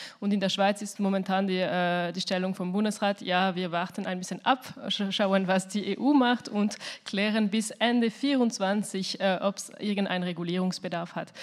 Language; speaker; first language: German; non-native, fluent; French